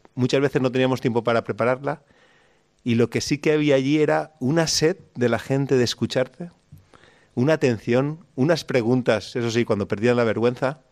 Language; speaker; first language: Spanish; native; Spanish